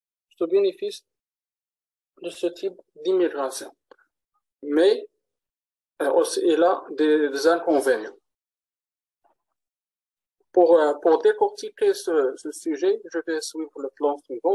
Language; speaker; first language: French; non-native, learner; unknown